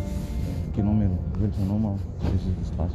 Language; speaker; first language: German; non-native, learner; Spanish